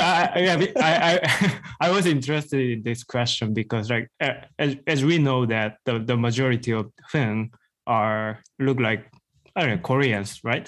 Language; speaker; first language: English; non-native, fluent; Korean